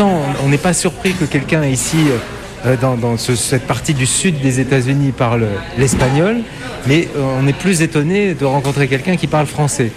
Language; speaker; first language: French; native; French